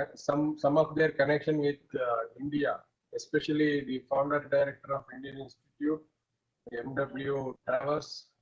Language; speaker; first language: English; non-native, local second language; Kannada